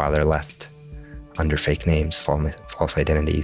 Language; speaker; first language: English; non-native, fluent; Arabic